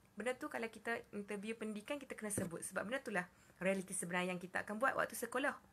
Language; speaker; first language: Malay; native; Malay